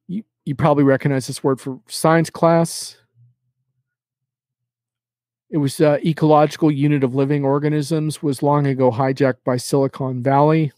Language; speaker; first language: English; native; English